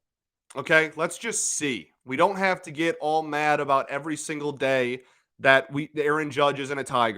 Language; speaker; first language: English; native; English